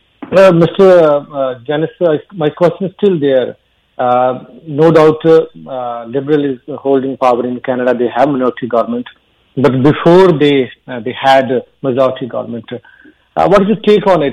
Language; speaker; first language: English; non-native, local second language; Punjabi